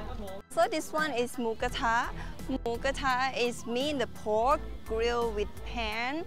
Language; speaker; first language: English; non-native, learner; Thai